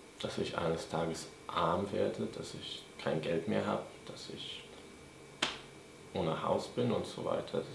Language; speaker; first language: German; non-native, fluent; Polish